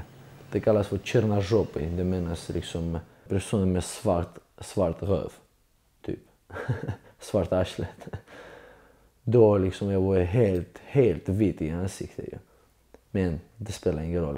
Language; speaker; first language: Swedish; early bilingual, other home language; Georgian